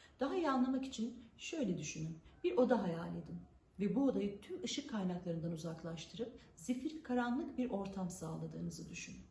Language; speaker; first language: Turkish; native; Turkish